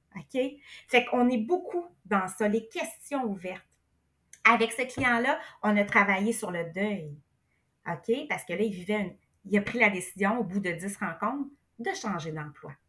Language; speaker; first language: French; native; French